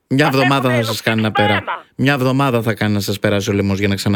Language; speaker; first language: Greek; native; Greek